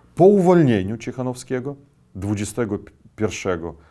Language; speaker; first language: Polish; non-native, fluent; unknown